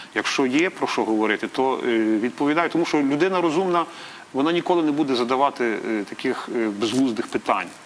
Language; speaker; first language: Ukrainian; native; Ukrainian